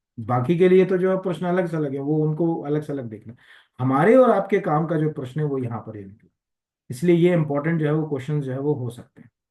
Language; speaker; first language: Hindi; native; Hindi